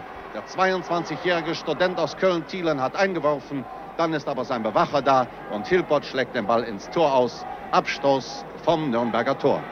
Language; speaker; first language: German; native; German